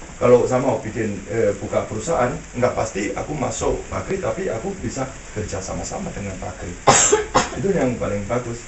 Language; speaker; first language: Indonesian; non-native, fluent; Danish